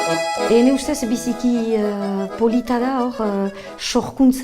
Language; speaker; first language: Basque; native; Basque